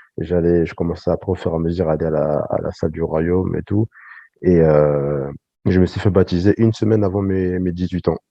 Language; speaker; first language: French; early bilingual, other home language; Sango